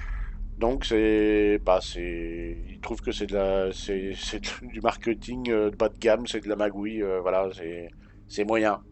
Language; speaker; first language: French; native; French